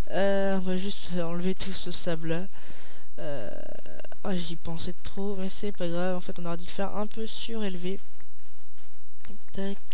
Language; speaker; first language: French; native; French